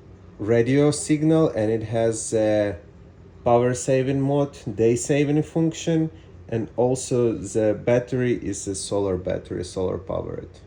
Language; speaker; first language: English; non-native, fluent; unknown